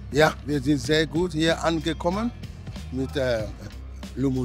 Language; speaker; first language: German; non-native, fluent; Ewe